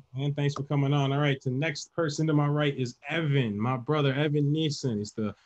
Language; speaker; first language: English; native; English